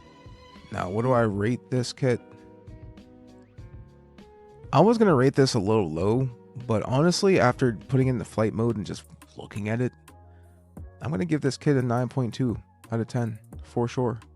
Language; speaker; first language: English; native; English